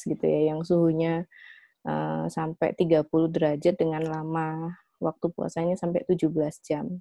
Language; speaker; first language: Indonesian; native; Indonesian